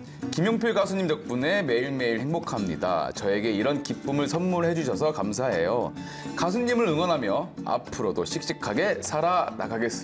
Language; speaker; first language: Korean; native; Korean